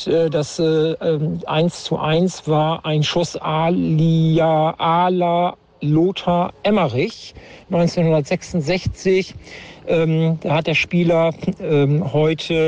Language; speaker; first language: German; native; German